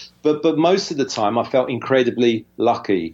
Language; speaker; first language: English; native; English